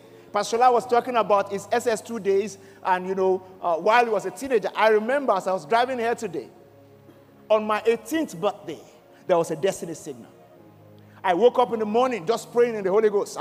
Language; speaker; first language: English; non-native, local second language; Yoruba